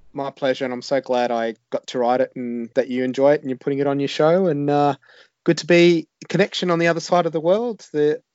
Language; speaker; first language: English; native; English